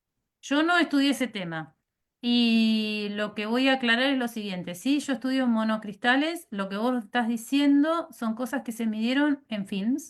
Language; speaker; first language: Spanish; native; Spanish